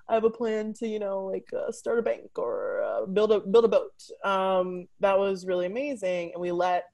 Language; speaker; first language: English; native; English